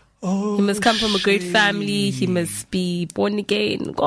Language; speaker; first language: English; non-native, local second language; Zulu